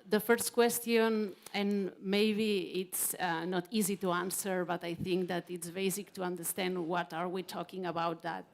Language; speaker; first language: English; non-native, fluent; Catalan